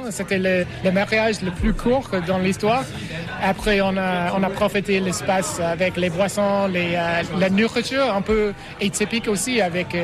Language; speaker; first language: French; non-native, learner; English